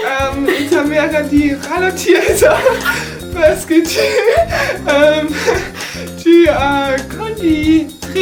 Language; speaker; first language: French; non-native, learner; German